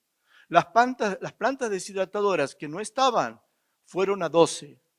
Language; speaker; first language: Spanish; native; Spanish